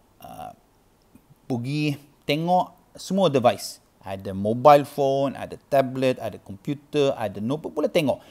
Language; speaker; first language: Malay; non-native, learner; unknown